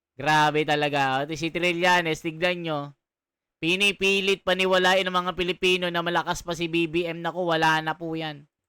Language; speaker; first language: Filipino; non-native, local second language; Iloko